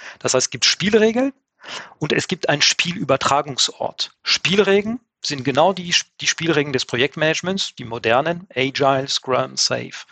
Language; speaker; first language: German; non-native, fluent; French